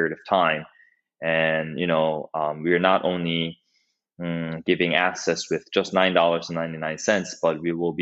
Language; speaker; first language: English; non-native, fluent; Korean